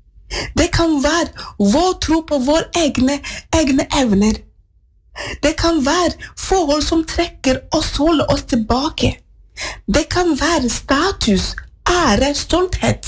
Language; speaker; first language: Norwegian; non-native, fluent; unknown